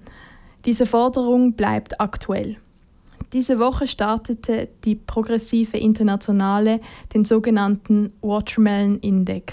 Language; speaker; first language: German; native; German